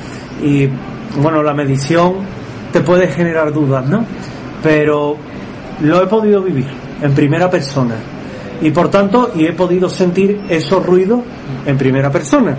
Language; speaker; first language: Spanish; native; Spanish